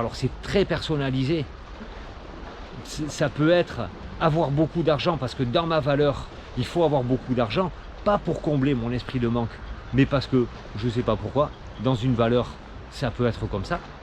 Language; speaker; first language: French; native; French